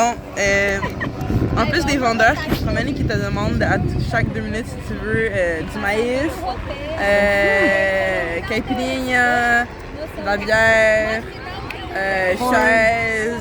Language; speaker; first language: French; native; French